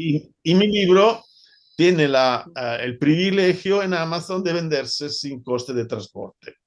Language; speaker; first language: Spanish; non-native, fluent; Italian